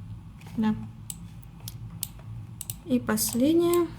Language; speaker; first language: Russian; native; Russian